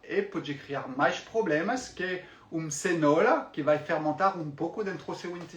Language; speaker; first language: Portuguese; non-native, fluent; French